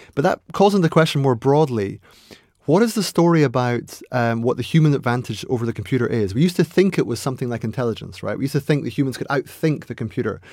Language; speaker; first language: English; native; English